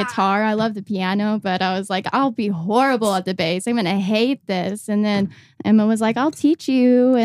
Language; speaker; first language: English; native; English